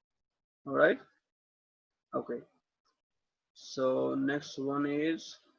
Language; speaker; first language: English; non-native, local second language; Hindi